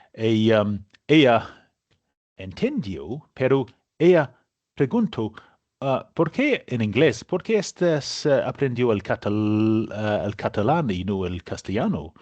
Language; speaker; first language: Spanish; non-native, learner; English